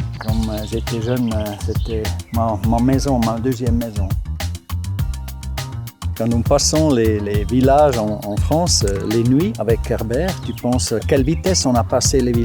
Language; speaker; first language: French; non-native, local second language; German